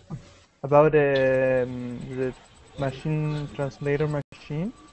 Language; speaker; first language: English; non-native, learner; Spanish